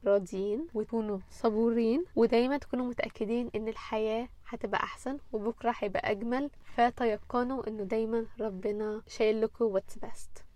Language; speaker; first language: Arabic; native; Arabic